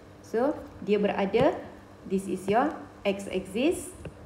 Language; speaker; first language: English; non-native, local second language; Malay